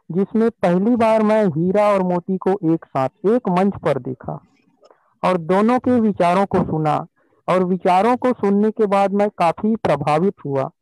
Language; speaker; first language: Hindi; native; Hindi